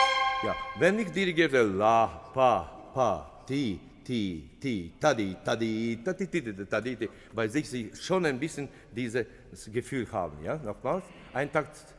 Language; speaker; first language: German; non-native, fluent; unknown